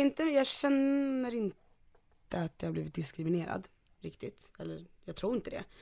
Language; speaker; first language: Swedish; early bilingual, other home language; Ganda